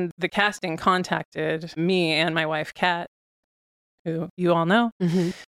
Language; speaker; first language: English; native; English